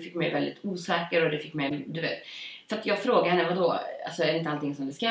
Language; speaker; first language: Swedish; native; Swedish